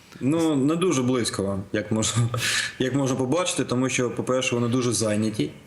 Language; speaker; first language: Ukrainian; non-native, local second language; Russian